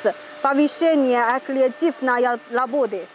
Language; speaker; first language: Russian; non-native, learner; Chinese